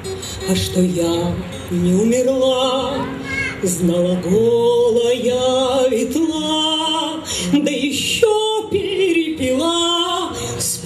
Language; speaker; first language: Russian; native; Russian